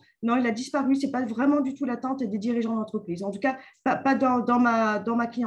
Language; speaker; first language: French; native; French